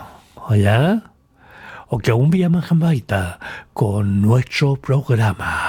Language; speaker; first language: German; non-native, learner; Spanish